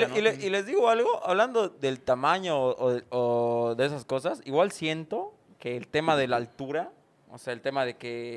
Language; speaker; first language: Spanish; native; Spanish